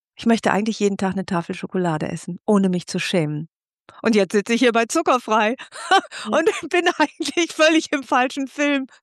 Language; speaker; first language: German; native; German